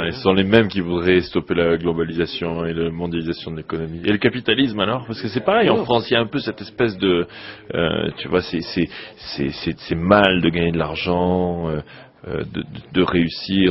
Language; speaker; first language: French; native; French